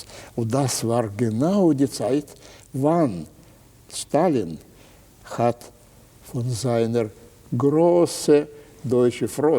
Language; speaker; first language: German; non-native, fluent; Russian